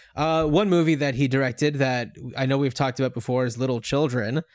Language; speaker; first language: English; native; English